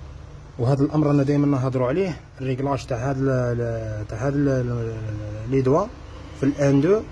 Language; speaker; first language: Arabic; native; Arabic